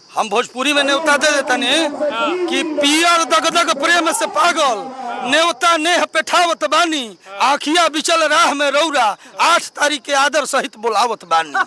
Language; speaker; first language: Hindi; native; Hindi